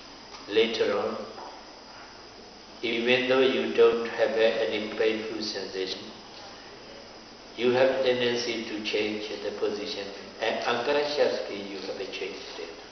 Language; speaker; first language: English; non-native, fluent; Burmese